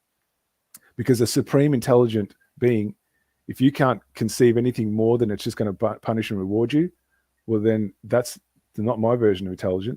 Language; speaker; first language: English; native; English